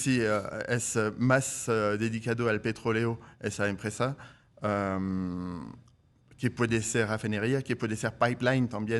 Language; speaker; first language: Spanish; non-native, fluent; French